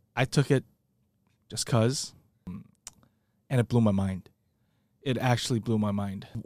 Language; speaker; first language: English; non-native, fluent; Chinese